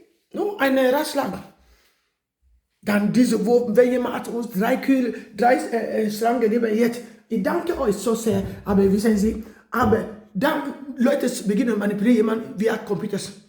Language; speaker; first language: German; non-native, learner; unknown